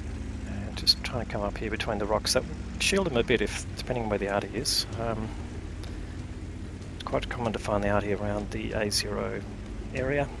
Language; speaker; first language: English; native; English